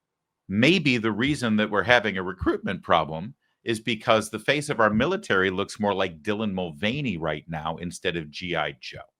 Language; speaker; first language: English; native; English